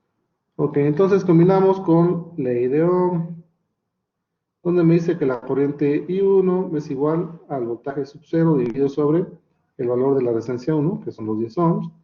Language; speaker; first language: Spanish; native; Spanish